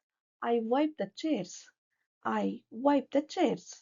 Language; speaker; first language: English; non-native, local second language; Kannada